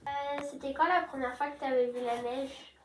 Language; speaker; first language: French; native; French